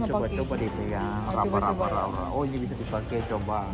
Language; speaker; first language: Indonesian; native; Indonesian